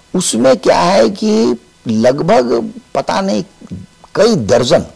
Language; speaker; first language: Hindi; native; Hindi